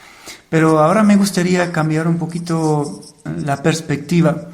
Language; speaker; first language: Spanish; non-native, fluent; German